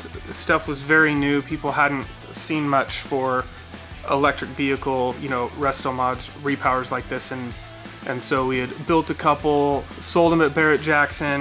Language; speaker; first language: English; native; English